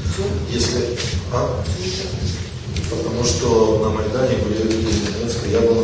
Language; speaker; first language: Russian; native; Russian